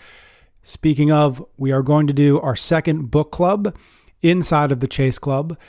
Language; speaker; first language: English; native; English